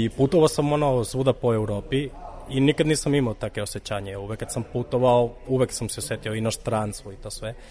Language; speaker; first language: Serbian; non-native, fluent; Catalan